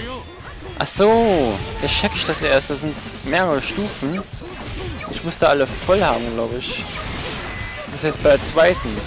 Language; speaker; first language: German; native; German